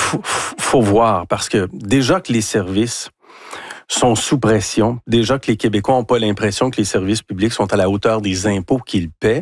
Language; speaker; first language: French; native; French